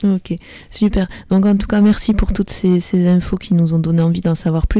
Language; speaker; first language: French; native; French